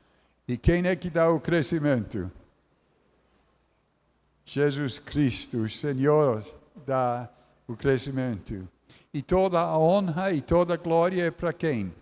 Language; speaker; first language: Portuguese; non-native, fluent; English